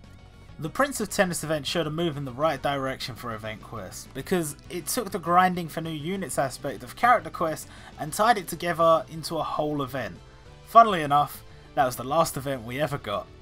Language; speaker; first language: English; native; English